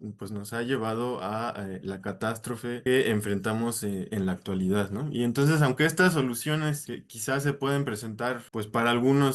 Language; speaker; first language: Spanish; native; Spanish